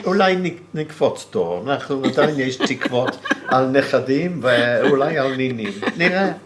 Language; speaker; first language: Hebrew; non-native, fluent; English